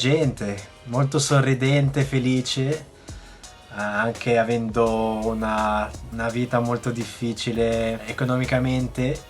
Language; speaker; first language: Italian; early bilingual, other home language; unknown